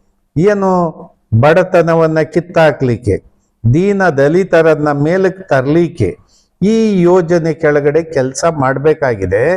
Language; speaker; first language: Kannada; native; Kannada